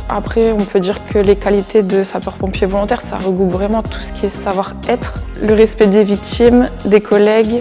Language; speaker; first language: French; native; French